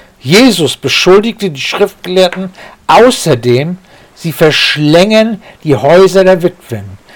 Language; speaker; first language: German; native; German